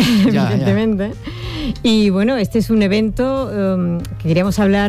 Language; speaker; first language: Spanish; native; Spanish